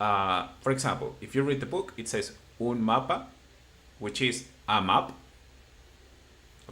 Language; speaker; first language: English; non-native, fluent; Spanish